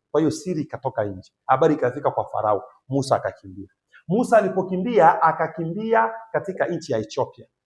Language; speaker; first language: Swahili; native; Swahili